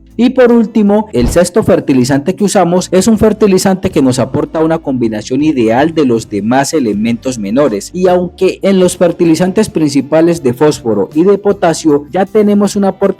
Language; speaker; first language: Spanish; native; Spanish